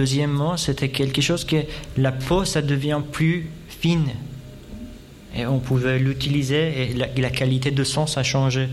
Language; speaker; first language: French; non-native, fluent; Persian